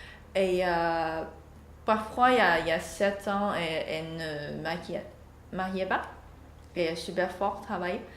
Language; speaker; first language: French; non-native, learner; Chinese